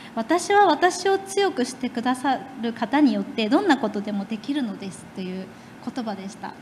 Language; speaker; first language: Japanese; native; Japanese